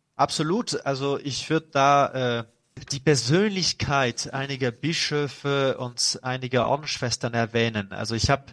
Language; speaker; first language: German; non-native, fluent; French